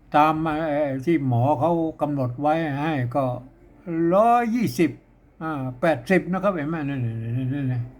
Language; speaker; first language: Thai; native; Thai